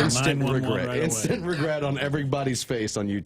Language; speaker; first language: English; native; English